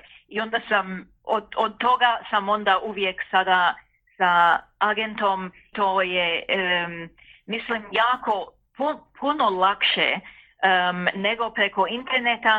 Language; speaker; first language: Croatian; early bilingual, heritage; Croatian